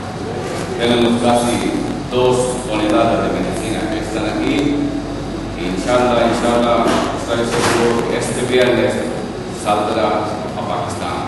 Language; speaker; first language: Spanish; non-native, fluent; Urdu